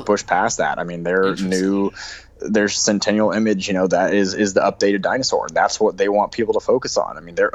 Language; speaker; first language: English; native; English